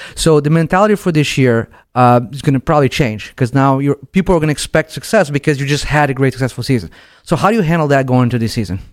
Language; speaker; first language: English; non-native, fluent; Portuguese